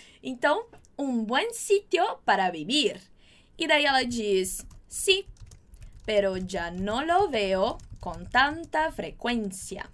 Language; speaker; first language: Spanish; non-native, fluent; Portuguese